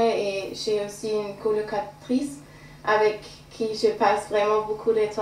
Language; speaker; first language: French; non-native, learner; German